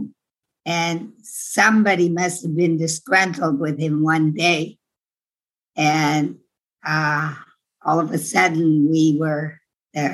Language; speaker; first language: English; non-native, fluent; Dutch